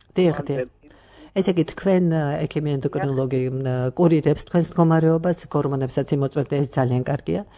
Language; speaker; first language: Georgian; native; Georgian